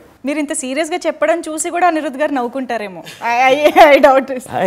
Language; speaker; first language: Telugu; native; Telugu